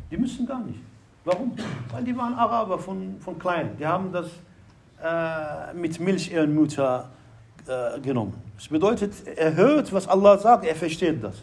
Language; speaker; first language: German; non-native, fluent; Arabic